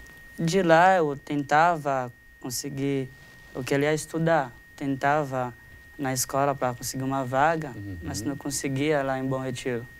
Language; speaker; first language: Portuguese; non-native, fluent; Haitian Creole